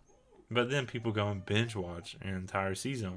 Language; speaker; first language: English; native; English